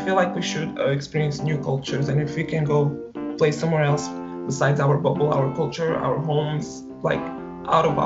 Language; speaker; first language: English; non-native, fluent; Portuguese